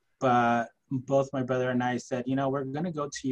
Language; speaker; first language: English; early bilingual, other home language; Spanish